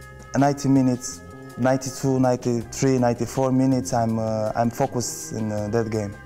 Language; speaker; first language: English; non-native, fluent; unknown